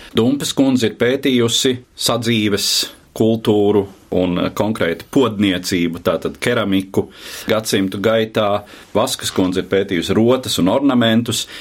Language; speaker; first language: Latvian; native; Latvian